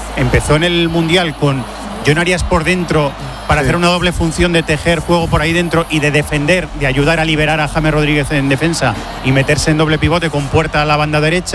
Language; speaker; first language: Spanish; native; Spanish